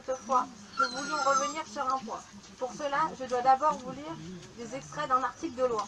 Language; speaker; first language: French; native; French